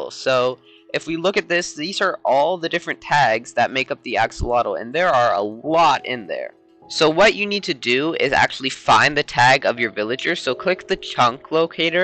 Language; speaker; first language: English; native; English